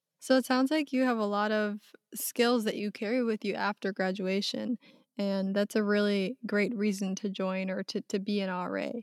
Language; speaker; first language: English; native; English